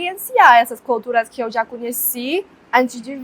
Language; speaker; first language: Portuguese; non-native, fluent; Chinese